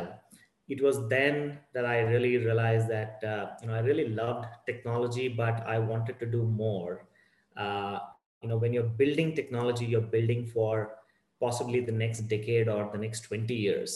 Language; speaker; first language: English; non-native, local second language; Kannada